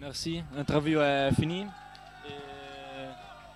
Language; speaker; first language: French; non-native, learner; Italian